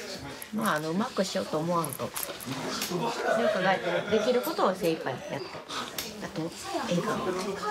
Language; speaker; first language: Japanese; native; Japanese